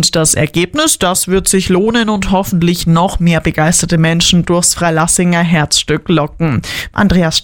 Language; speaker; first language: German; native; German